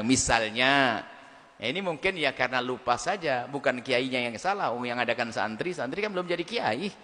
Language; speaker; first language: Indonesian; non-native, local second language; Javanese